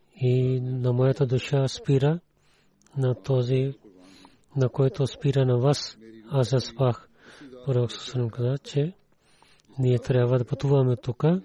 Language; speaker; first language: Bulgarian; non-native, learner; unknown